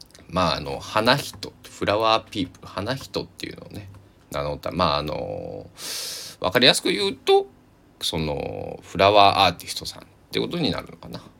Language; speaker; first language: Japanese; native; Japanese